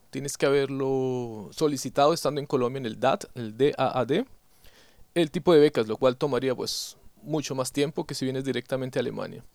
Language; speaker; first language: Spanish; native; Spanish